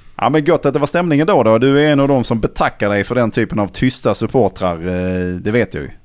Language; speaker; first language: Swedish; native; Swedish